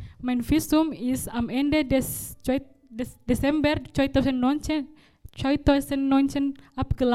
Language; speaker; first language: German; non-native, learner; Indonesian